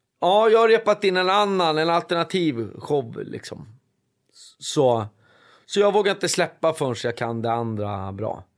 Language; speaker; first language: Swedish; native; Swedish